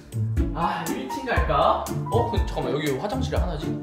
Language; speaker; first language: Korean; native; Korean